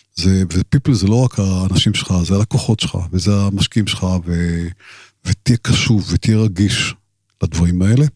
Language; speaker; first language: Hebrew; native; Hebrew